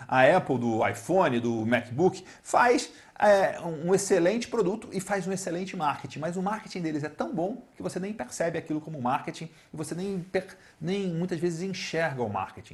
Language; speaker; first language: Portuguese; native; Portuguese